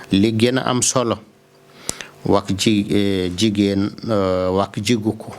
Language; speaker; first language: Wolof; non-native, local second language; Fula